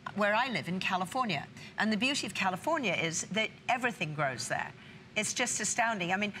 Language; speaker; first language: English; native; English